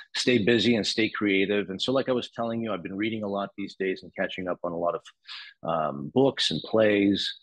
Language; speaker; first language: English; native; English